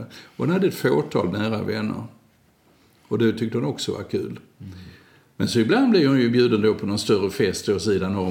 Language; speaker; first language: Swedish; native; Swedish